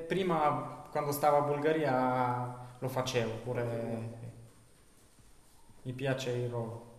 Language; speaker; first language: Italian; non-native, learner; Bulgarian